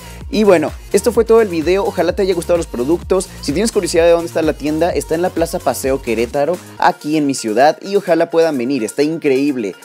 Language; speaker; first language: Spanish; native; Spanish